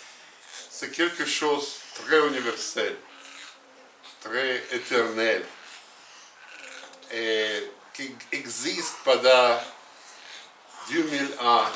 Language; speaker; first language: French; non-native, learner; Russian